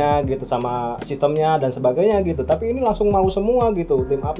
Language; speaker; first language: Indonesian; native; Indonesian